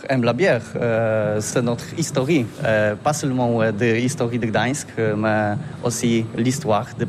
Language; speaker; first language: French; non-native, learner; Polish